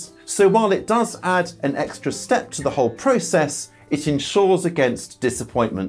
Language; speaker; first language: English; native; English